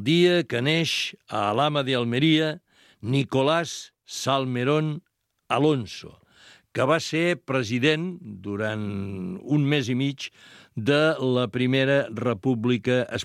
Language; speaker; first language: Catalan; native; Catalan